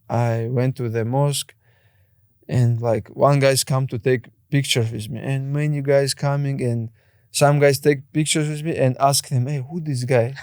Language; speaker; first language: English; non-native, learner; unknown